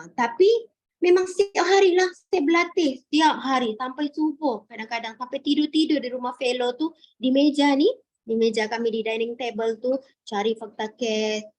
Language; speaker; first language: Malay; native; Malay